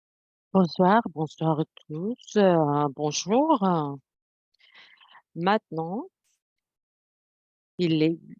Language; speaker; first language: French; non-native, fluent; Spanish